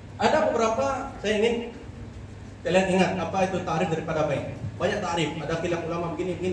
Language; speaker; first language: Indonesian; non-native, local second language; Achinese